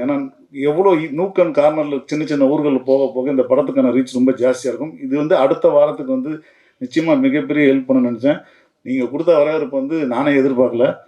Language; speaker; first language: Tamil; native; Tamil